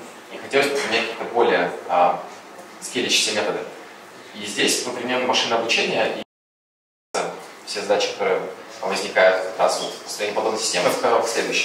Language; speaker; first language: Russian; native; Russian